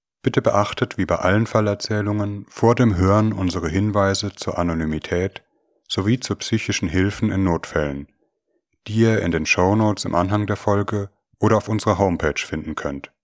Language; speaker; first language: German; native; German